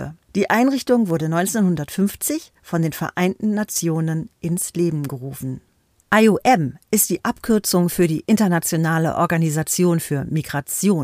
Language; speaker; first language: German; native; German